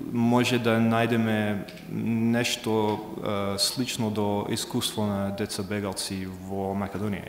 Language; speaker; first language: Macedonian; non-native, fluent; English